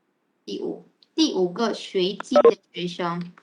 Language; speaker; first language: Chinese; non-native, fluent; Malay